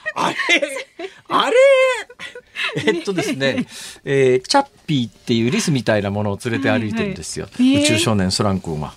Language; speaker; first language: Japanese; early bilingual, other home language; Chinese